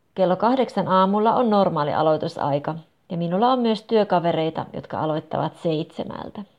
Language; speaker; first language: Finnish; native; Finnish